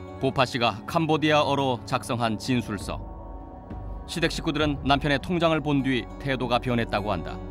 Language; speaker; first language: Korean; native; Korean